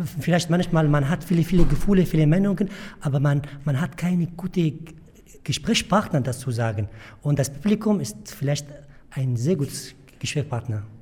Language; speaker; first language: German; non-native, learner; Arabic